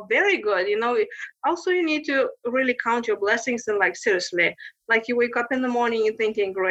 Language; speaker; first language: English; non-native, fluent; Lithuanian